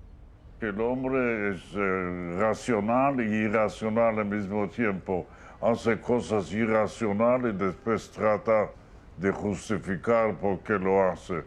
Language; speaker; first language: Spanish; non-native, fluent; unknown